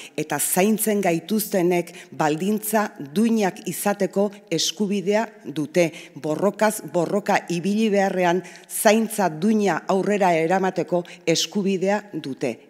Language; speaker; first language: Basque; native; Basque